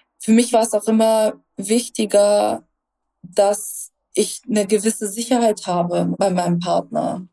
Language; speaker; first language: German; early bilingual, other home language; Russian